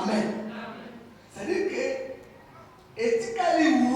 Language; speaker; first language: French; non-native, local second language; Lingala